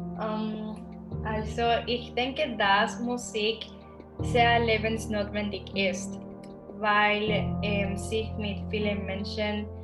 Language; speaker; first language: German; non-native, learner; Spanish